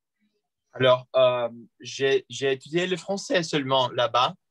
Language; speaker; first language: French; non-native, learner; Portuguese